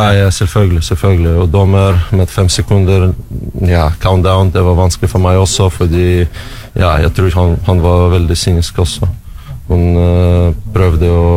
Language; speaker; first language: Norwegian; non-native, learner; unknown